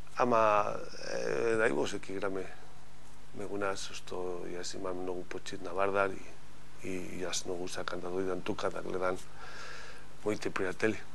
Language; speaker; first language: Macedonian; non-native, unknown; Spanish